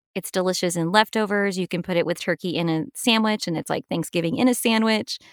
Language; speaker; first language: English; native; English